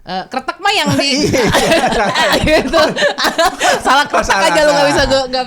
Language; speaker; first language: Indonesian; native; Indonesian